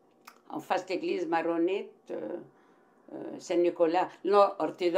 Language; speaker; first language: French; non-native, local second language; Arabic